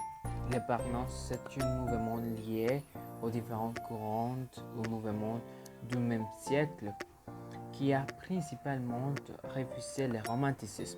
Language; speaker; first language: French; non-native, learner; Spanish